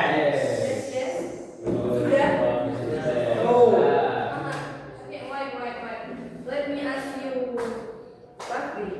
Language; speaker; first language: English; non-native, learner; Indonesian